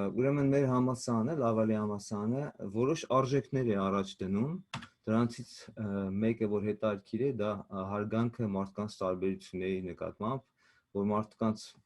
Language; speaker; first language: Armenian; native; Armenian